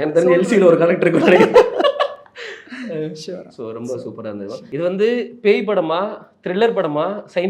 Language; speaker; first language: Tamil; native; Tamil